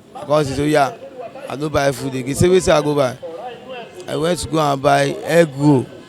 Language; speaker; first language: Nigerian Pidgin; non-native, local second language; Yoruba